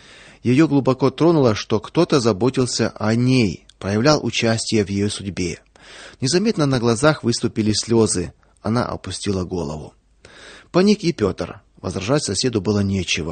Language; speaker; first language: Russian; native; Russian